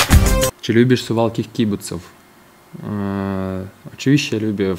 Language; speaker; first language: Polish; non-native, fluent; Ukrainian